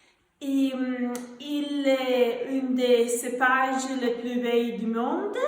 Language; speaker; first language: French; non-native, learner; Italian